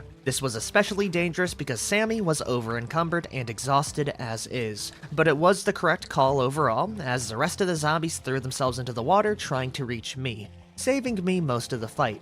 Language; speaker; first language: English; native; English